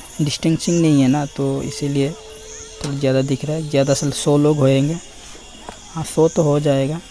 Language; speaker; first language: Hindi; non-native, local second language; Bangla